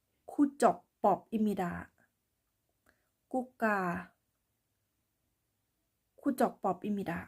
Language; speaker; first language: Korean; non-native, learner; Thai